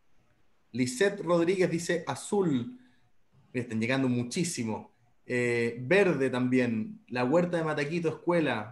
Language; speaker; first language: Spanish; native; Spanish